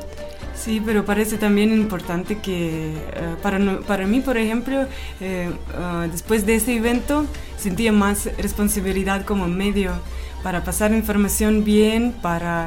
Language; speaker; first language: Spanish; non-native, fluent; Russian